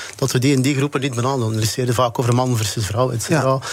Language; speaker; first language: Dutch; native; Dutch